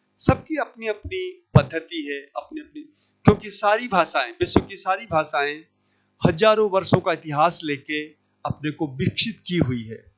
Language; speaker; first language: Hindi; native; Hindi